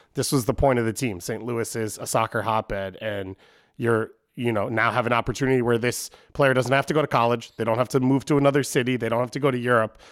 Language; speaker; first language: English; native; English